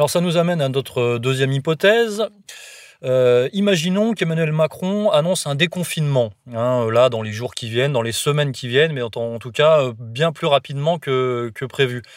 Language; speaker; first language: French; native; French